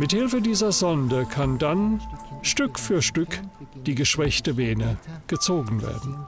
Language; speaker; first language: German; native; German